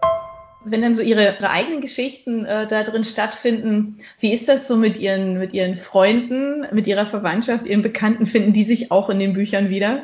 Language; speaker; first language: German; native; German